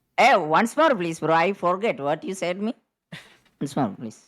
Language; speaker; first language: English; non-native, learner; Malayalam